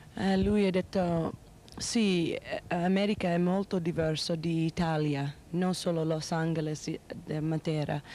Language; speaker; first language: Italian; non-native, learner; English